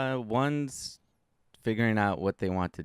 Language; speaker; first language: English; native; English